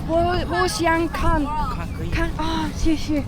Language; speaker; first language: Chinese; non-native, learner; English